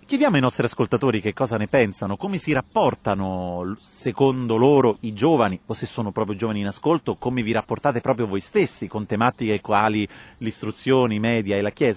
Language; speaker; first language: Italian; native; Italian